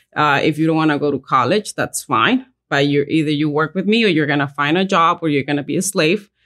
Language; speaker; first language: English; early bilingual, other home language; Spanish